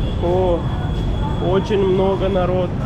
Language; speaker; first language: Russian; non-native, learner; Pashto